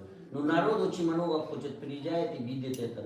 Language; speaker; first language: Russian; non-native, learner; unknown